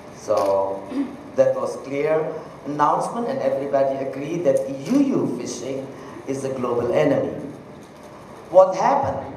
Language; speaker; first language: English; non-native, fluent; Indonesian